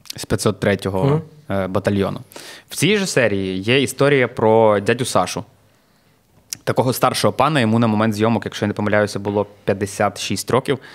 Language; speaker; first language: Ukrainian; native; Ukrainian